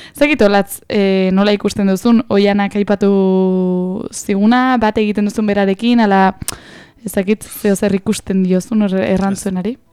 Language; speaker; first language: Basque; native; Basque